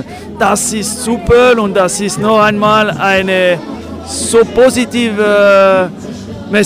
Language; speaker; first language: German; non-native, local second language; French